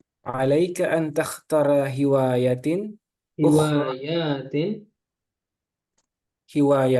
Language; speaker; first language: Arabic; non-native, learner; Indonesian